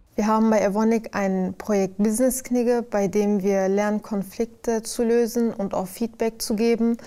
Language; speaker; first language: German; native; German